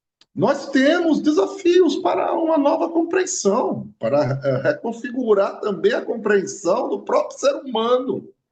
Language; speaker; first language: Portuguese; native; Portuguese